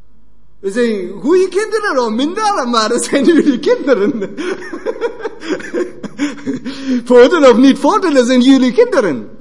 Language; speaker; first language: Dutch; non-native, fluent; German